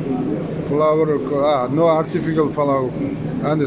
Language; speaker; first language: English; non-native, learner; Uzbek